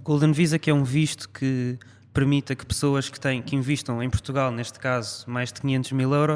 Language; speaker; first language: Portuguese; native; Portuguese